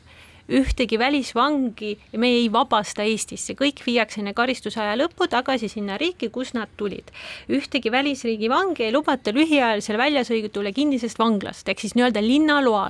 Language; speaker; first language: Estonian; native; Estonian